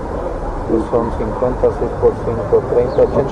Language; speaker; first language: Spanish; native; Spanish